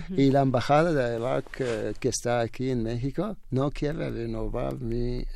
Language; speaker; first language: Spanish; non-native, learner; Arabic